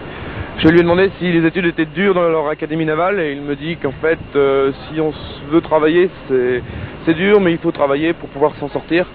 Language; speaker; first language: French; native; French